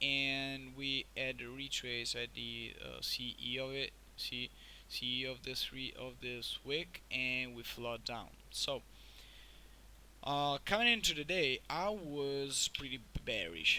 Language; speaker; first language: English; non-native, fluent; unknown